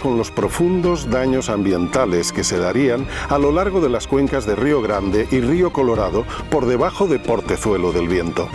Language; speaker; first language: Spanish; native; Spanish